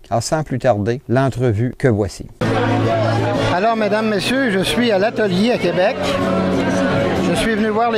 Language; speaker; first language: French; native; French